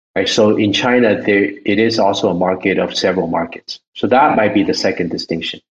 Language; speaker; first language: English; early bilingual, other home language; Chinese